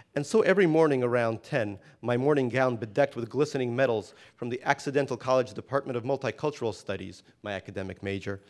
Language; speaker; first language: English; non-native, fluent; Russian